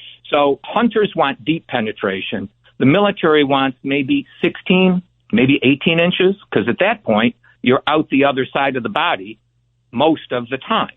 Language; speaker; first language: English; native; English